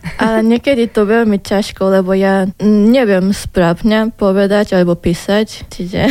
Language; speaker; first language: Slovak; non-native, learner; Japanese